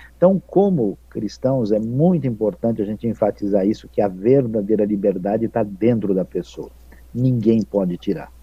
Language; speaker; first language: Portuguese; non-native, fluent; Ukrainian